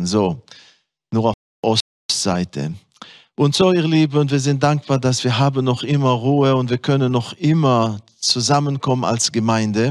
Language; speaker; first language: German; non-native, fluent; Hebrew